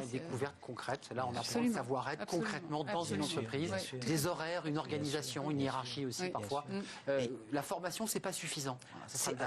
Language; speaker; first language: French; native; French